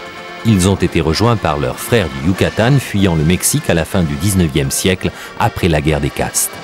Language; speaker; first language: French; native; French